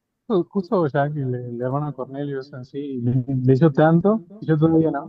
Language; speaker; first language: Spanish; native; Spanish